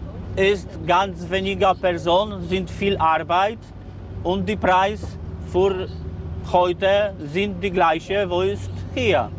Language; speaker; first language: German; non-native, learner; Polish